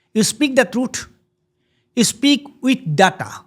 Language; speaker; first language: English; non-native, local second language; Assamese